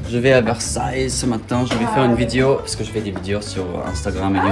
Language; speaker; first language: French; non-native, fluent; English